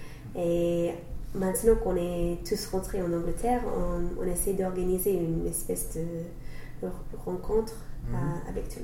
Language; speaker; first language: French; non-native, learner; English